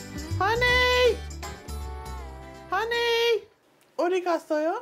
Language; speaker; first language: Korean; non-native, learner; English